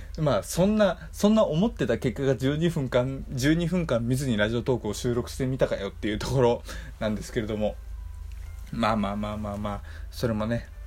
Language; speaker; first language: Japanese; native; Japanese